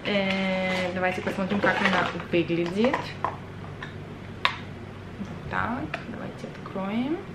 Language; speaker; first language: Russian; early bilingual, other home language; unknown